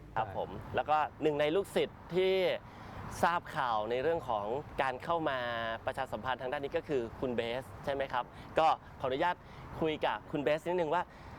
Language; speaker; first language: Thai; native; Thai